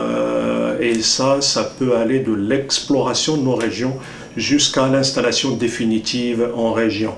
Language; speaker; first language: French; native; French